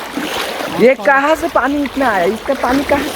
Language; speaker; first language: Hindi; non-native, learner; Bangla